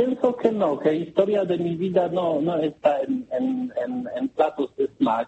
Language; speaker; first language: Spanish; non-native, learner; Polish